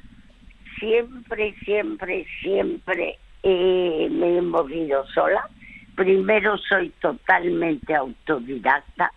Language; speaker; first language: Spanish; early bilingual, other home language; French